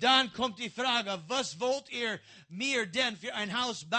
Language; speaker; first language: German; non-native, learner; English